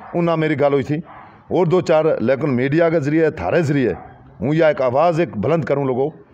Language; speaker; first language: Hindi; non-native, local second language; Gujari